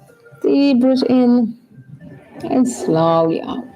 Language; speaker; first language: English; non-native, fluent; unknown